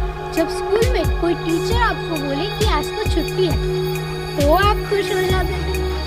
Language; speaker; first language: Hindi; non-native, local second language; Gujarati